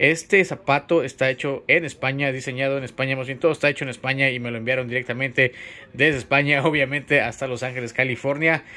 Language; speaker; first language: Spanish; native; Spanish